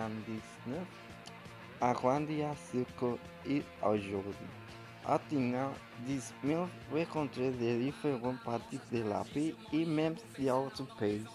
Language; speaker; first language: French; non-native, learner; Spanish